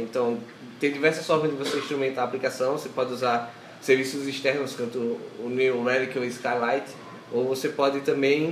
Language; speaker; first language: Portuguese; native; Portuguese